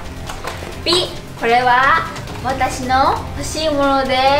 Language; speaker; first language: Japanese; native; Japanese